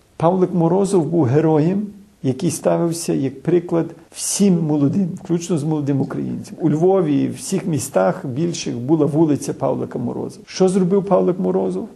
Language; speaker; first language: Ukrainian; early bilingual, heritage; Ukrainian